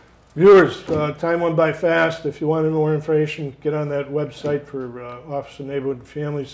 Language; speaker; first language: English; native; English